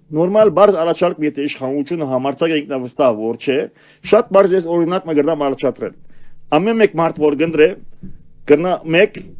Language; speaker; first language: Armenian; early bilingual, heritage; Armenian